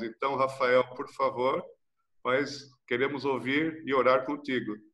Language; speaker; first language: Portuguese; native; Portuguese